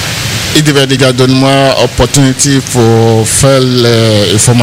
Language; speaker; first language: French; non-native, learner; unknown